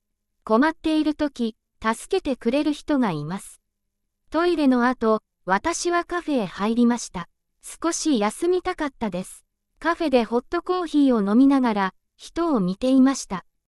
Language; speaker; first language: Japanese; non-native, fluent; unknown